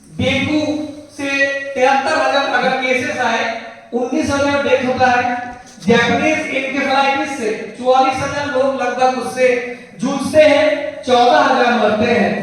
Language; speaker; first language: Hindi; non-native, local second language; Bangla